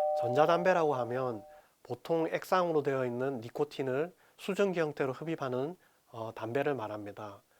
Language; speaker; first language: Korean; native; Korean